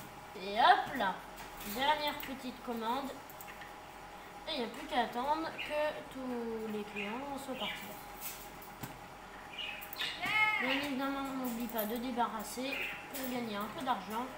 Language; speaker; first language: French; native; French